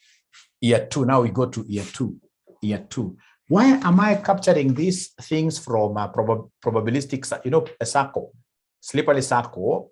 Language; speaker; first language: English; non-native, local second language; Swahili